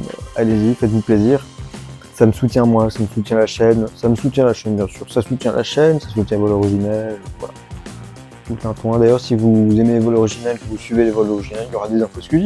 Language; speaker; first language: French; native; French